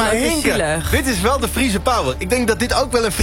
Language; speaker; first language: Dutch; native; Dutch